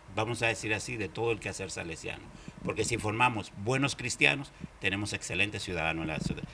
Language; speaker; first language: Spanish; native; Spanish